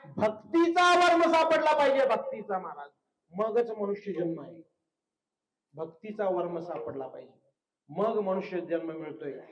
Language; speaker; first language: Marathi; non-native, local second language; Kannada